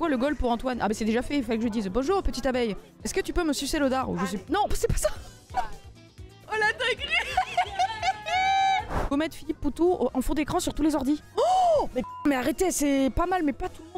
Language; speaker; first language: French; native; French